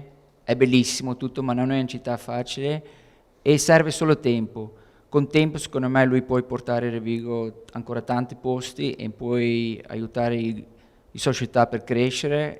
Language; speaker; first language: Italian; non-native, learner; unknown